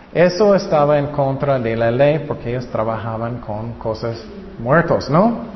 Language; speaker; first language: Spanish; non-native, fluent; English